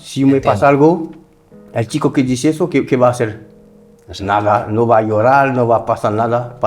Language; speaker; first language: Spanish; non-native, learner; French